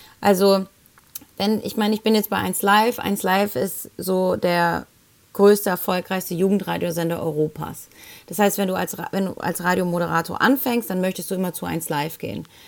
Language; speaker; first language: German; early bilingual, other home language; Spanish